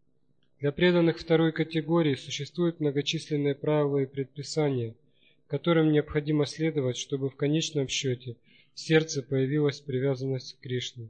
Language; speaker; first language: Russian; native; Russian